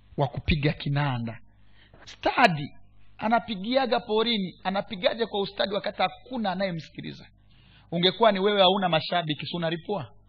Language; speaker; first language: Swahili; non-native, local second language; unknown